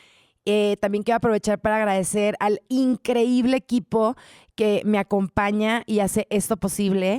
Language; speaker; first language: Spanish; native; Spanish